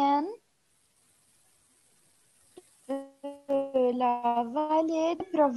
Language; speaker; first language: French; non-native, learner; Arabic